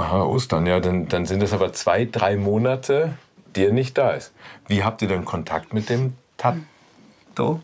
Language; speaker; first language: German; native; German